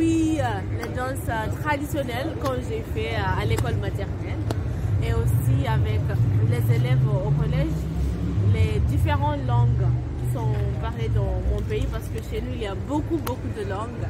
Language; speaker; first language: French; non-native, fluent; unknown